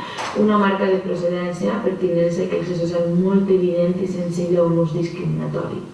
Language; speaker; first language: Catalan; native; Catalan